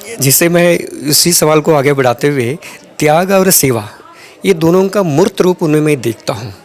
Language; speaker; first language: Hindi; non-native, local second language; Telugu